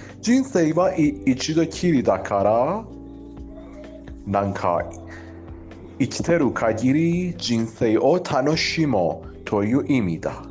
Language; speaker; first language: Japanese; non-native, learner; Persian